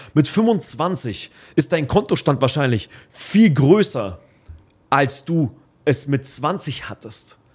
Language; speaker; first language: German; early bilingual, other home language; Arabic